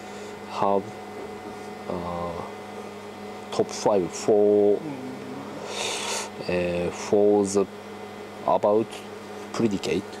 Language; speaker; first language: English; non-native, learner; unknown